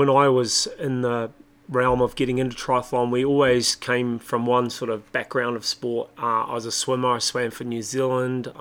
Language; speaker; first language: English; native; English